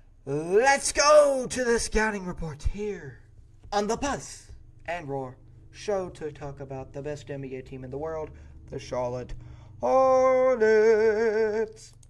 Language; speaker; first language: English; native; English